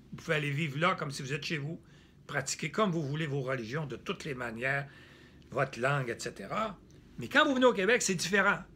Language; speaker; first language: French; native; French